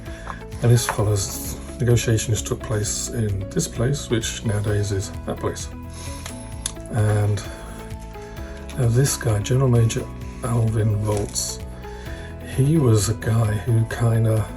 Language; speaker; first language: English; native; English